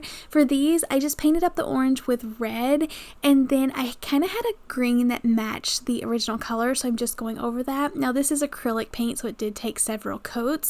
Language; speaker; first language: English; native; English